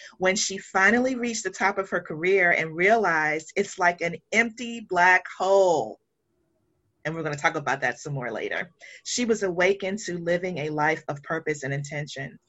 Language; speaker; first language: English; native; English